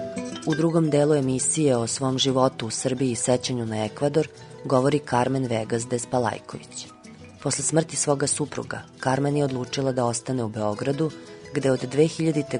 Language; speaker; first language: Serbian; native; Serbian